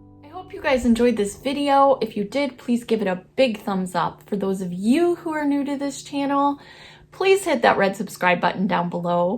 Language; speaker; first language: English; native; English